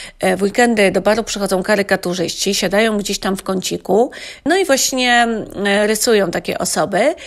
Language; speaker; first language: Polish; native; Polish